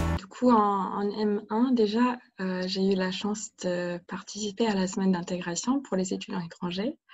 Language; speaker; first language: French; non-native, fluent; English